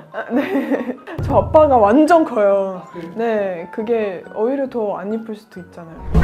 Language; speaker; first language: Korean; non-native, fluent; Russian